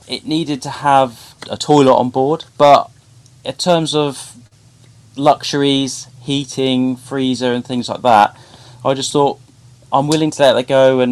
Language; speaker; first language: English; native; English